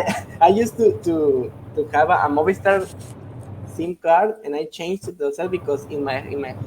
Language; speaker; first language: English; non-native, learner; Spanish